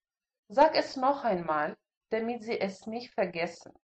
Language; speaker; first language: German; non-native, fluent; Russian